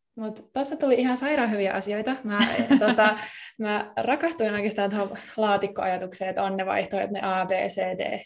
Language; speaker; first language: Finnish; native; Finnish